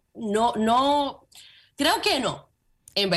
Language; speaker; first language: Spanish; early bilingual, heritage; Spanish